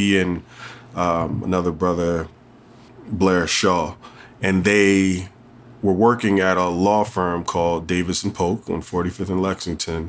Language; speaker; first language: English; native; English